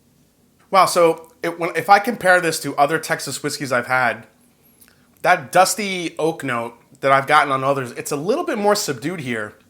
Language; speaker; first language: English; native; English